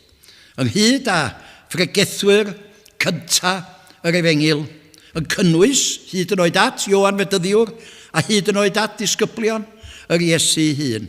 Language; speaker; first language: Welsh; native; Welsh